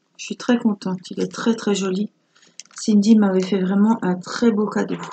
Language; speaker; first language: French; native; French